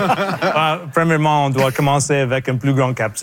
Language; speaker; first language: French; native; French